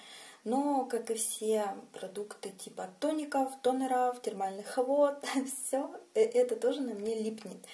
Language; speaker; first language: Russian; native; Russian